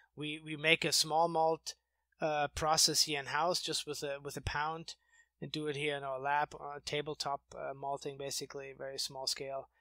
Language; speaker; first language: English; non-native, fluent; German